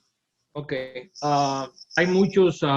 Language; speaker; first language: Spanish; early bilingual, heritage; Spanish